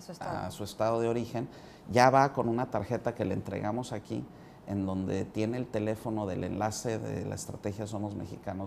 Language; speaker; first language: Spanish; native; Spanish